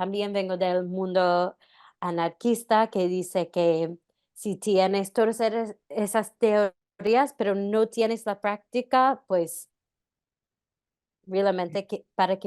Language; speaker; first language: Spanish; non-native, fluent; English